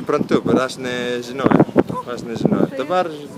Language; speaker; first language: Lithuanian; non-native, learner; Italian